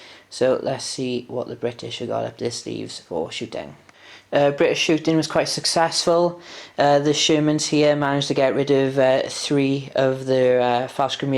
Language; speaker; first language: English; native; English